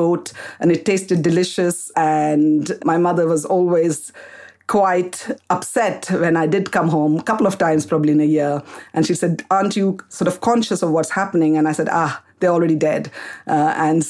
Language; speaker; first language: English; non-native, local second language; Kannada